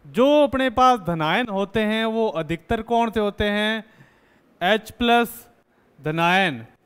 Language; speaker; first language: Hindi; native; Hindi